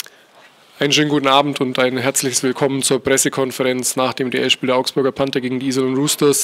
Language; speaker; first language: German; native; German